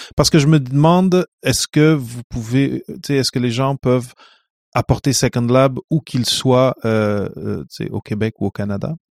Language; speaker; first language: French; native; French